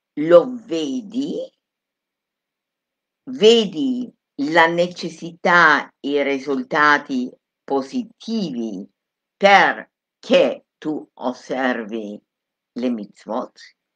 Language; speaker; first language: Italian; non-native, fluent; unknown